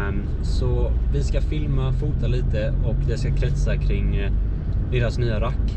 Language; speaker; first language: Swedish; native; Swedish